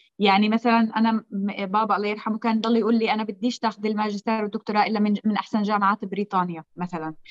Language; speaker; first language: Arabic; native; Arabic